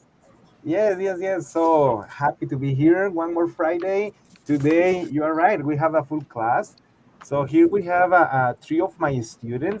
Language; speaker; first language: English; non-native, fluent; Spanish